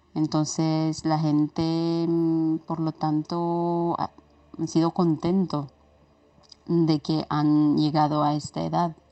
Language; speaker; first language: Spanish; non-native, fluent; Romanian